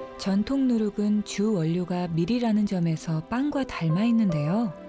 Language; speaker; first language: Korean; native; Korean